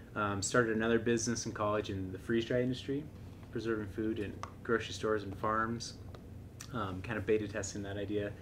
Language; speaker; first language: English; native; English